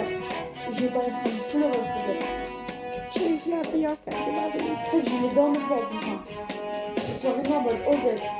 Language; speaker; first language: French; native; French